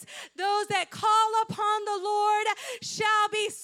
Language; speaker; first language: English; non-native, fluent; Spanish